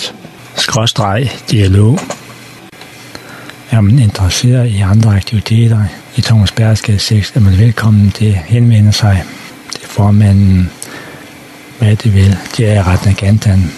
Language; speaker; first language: Danish; native; Danish